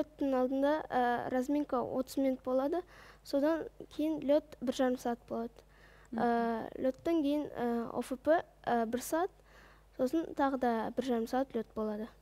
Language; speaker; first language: Kazakh; non-native, local second language; Russian